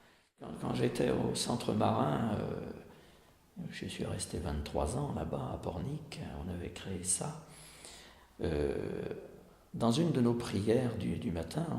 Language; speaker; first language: French; native; French